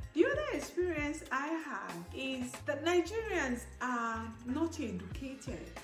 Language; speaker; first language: English; non-native, local second language; Igbo